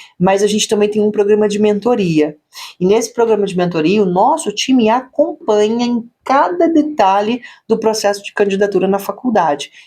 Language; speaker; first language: Portuguese; native; Portuguese